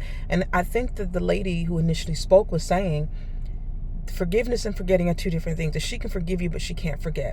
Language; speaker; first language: English; native; English